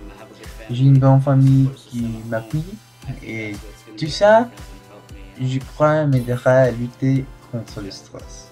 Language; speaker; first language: French; non-native, learner; English